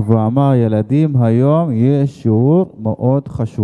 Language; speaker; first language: Hebrew; non-native, fluent; Arabic